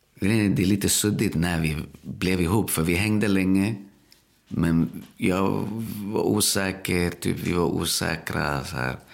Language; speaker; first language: Swedish; early bilingual, other home language; Spanish